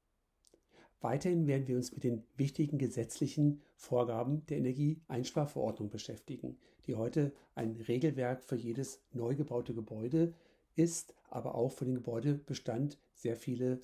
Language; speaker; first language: German; native; German